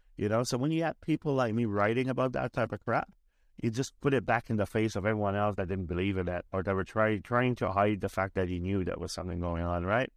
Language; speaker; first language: English; native; English